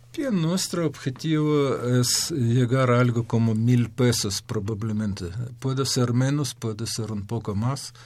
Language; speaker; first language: Spanish; non-native, fluent; Ukrainian